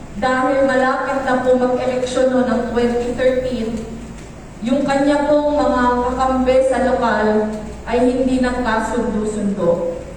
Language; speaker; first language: Filipino; non-native, local second language; Bikol